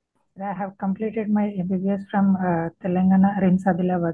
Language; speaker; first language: English; non-native, local second language; Telugu